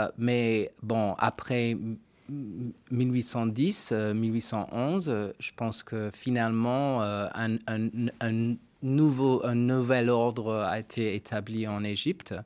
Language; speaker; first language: French; non-native, fluent; English